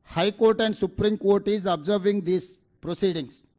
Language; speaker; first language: Hindi; non-native, local second language; Telugu